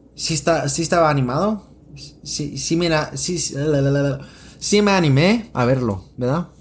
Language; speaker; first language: Spanish; early bilingual, heritage; Spanish